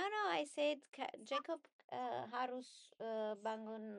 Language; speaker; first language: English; non-native, learner; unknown